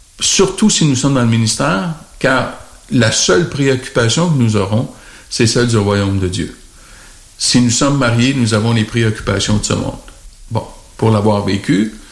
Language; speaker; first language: French; native; French